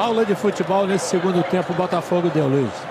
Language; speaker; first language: Portuguese; native; Portuguese